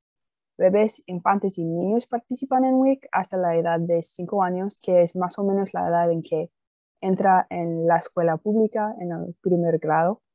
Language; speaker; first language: Spanish; non-native, fluent; English